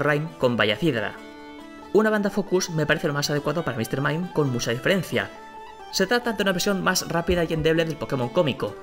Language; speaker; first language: Spanish; native; Spanish